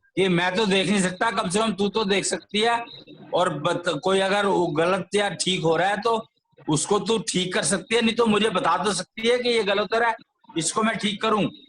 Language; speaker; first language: Hindi; native; Hindi